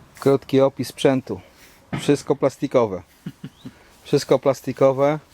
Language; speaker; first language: Polish; native; Polish